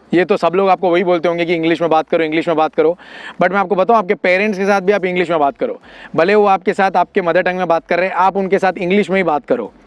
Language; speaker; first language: Hindi; non-native, local second language; Gujarati